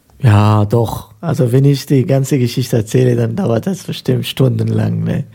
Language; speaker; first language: German; non-native, fluent; Persian